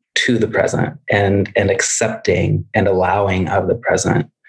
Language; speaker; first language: English; native; English